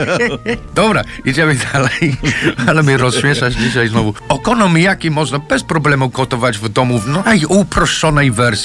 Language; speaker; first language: Polish; non-native, learner; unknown